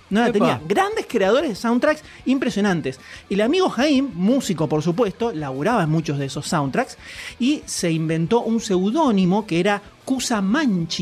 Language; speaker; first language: Spanish; native; Spanish